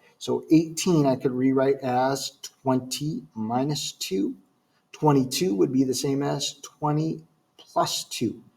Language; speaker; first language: English; native; English